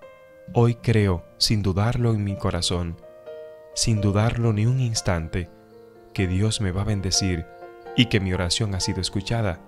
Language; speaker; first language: Spanish; native; Spanish